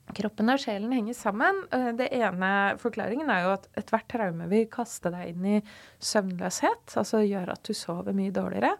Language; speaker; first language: Norwegian; native; Norwegian